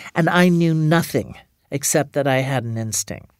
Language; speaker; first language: English; native; English